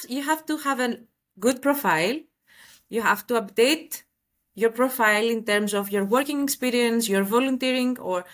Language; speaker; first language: English; non-native, fluent; Greek